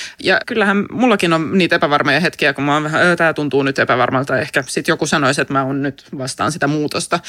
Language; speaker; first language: Finnish; native; Finnish